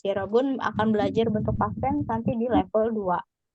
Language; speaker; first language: Indonesian; native; Indonesian